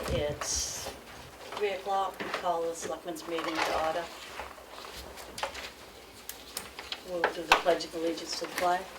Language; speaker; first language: English; native; English